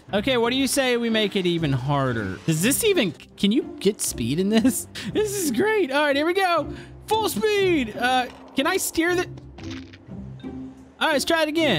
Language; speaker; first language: English; native; English